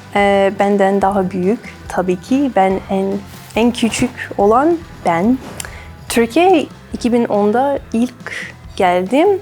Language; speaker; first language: Turkish; non-native, learner; English